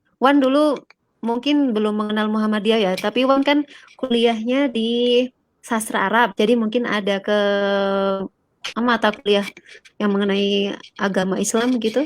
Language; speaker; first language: Indonesian; native; Indonesian